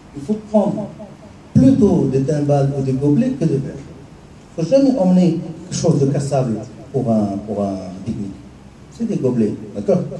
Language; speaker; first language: French; non-native, local second language; Arabic